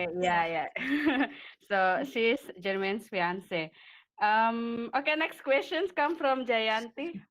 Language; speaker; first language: English; non-native, fluent; Indonesian